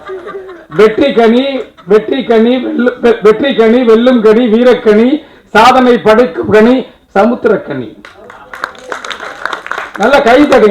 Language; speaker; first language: Tamil; native; Tamil